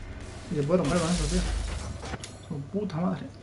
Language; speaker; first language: Spanish; native; Spanish